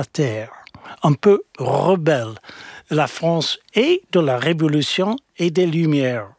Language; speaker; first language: French; non-native, fluent; English